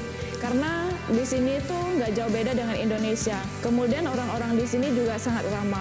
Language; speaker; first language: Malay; non-native, local second language; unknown